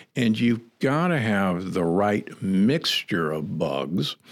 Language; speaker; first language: English; native; English